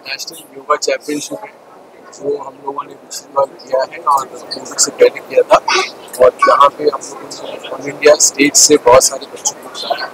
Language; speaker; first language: Hindi; native; Hindi